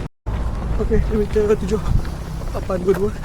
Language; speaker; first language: English; non-native, local second language; Malay